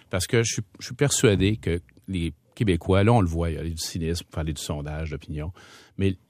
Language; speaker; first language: French; native; French